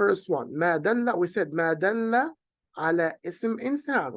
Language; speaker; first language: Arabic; native; Arabic